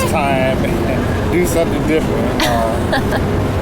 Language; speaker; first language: English; native; English